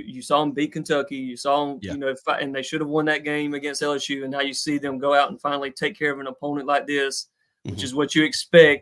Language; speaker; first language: English; native; English